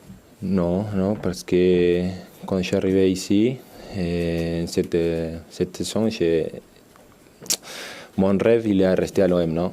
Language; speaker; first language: French; non-native, learner; Spanish